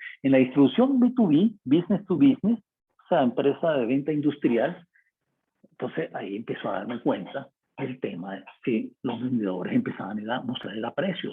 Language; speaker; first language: Spanish; native; Spanish